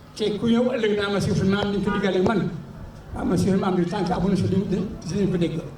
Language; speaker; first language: Wolof; native; Wolof